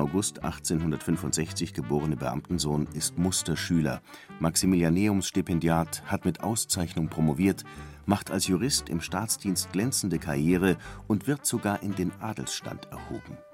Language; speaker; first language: German; native; German